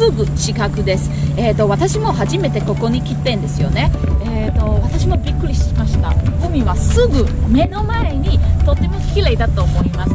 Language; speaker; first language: Japanese; non-native, learner; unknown